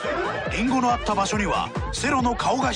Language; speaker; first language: Japanese; native; Japanese